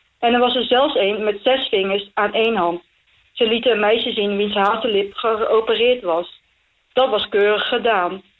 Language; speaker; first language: Dutch; early bilingual, other home language; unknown